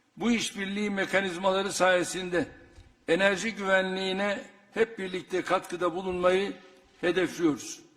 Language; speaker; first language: Turkish; native; Turkish